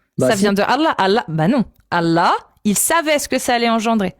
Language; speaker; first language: French; native; French